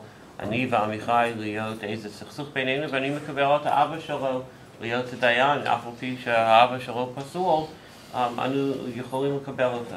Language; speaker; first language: Hebrew; non-native, fluent; English